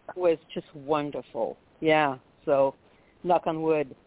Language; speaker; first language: English; non-native, fluent; French